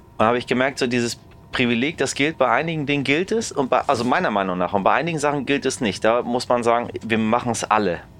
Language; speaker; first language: German; early bilingual, other home language; Persian